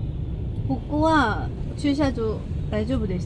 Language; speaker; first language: Japanese; non-native, fluent; Korean